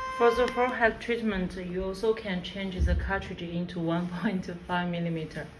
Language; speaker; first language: English; non-native, learner; Chinese